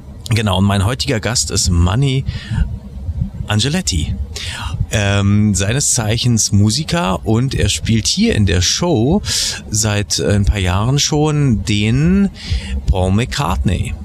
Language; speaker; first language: German; native; German